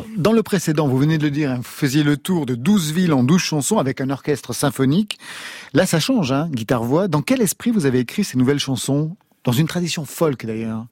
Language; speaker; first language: French; native; French